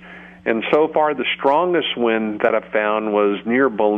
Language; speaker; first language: English; native; English